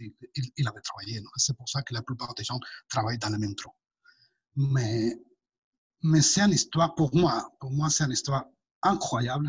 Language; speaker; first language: French; non-native, fluent; Spanish